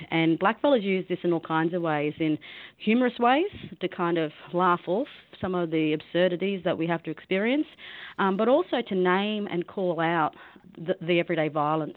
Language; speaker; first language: English; native; English